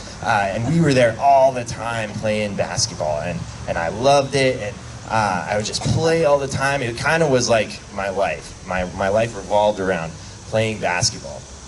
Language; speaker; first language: English; native; English